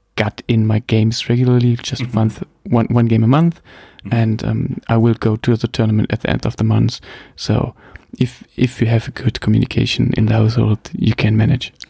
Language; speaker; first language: English; non-native, fluent; German